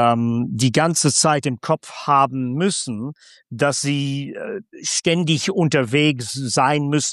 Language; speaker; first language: German; non-native, fluent; English